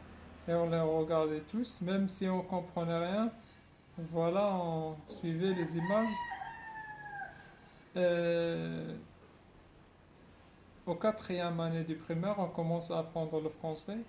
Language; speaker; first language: French; non-native, local second language; Arabic